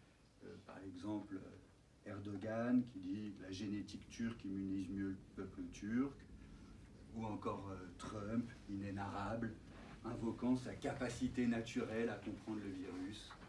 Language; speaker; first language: French; native; French